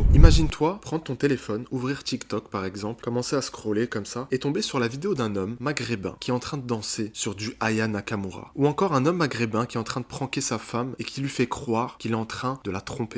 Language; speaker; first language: French; native; French